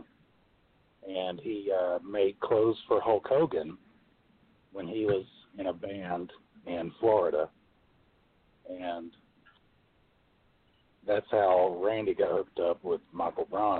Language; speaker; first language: English; native; English